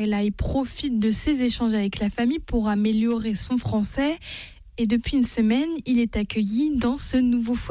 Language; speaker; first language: French; native; French